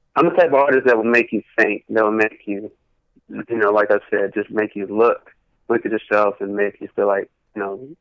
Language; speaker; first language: English; native; English